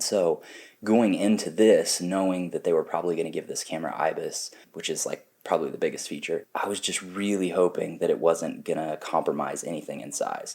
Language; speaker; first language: English; native; English